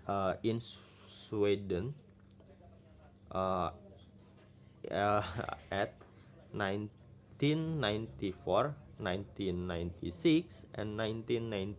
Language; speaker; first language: English; non-native, learner; Indonesian